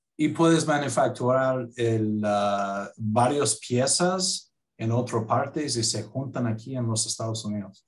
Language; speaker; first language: Spanish; non-native, fluent; English